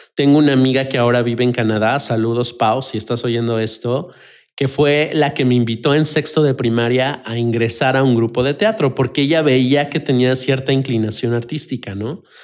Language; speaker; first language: Spanish; native; Spanish